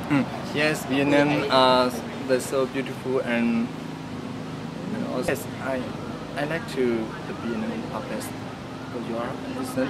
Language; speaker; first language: English; non-native, learner; Burmese